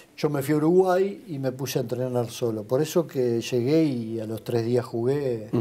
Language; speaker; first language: Spanish; native; Spanish